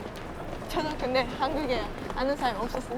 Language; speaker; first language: Korean; non-native, fluent; Japanese